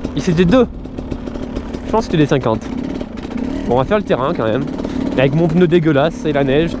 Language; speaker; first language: French; native; French